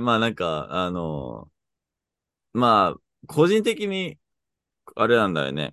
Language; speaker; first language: Japanese; non-native, fluent; English